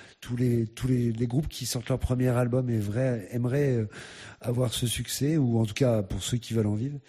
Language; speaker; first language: French; native; French